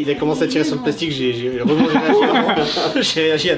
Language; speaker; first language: French; native; French